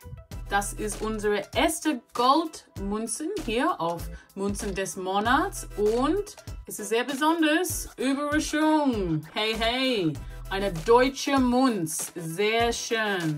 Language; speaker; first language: German; non-native, learner; English